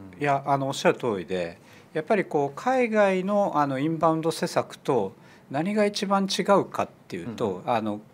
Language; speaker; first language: Japanese; native; Japanese